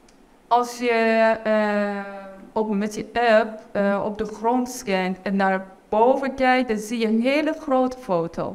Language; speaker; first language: Dutch; non-native, learner; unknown